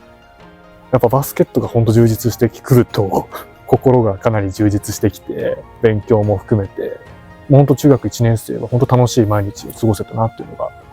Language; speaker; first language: Japanese; native; Japanese